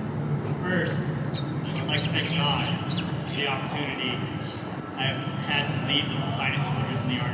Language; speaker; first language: English; native; English